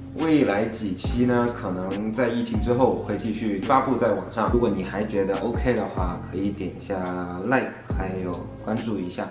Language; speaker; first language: Chinese; non-native, local second language; Cantonese